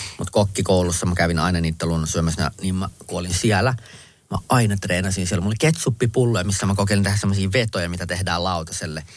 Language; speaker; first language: Finnish; early bilingual, other home language; Kurdish